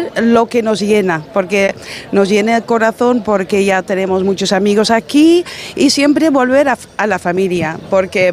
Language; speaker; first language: Spanish; non-native, fluent; Dutch